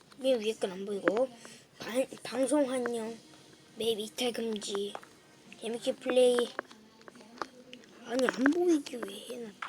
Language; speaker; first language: Korean; native; Korean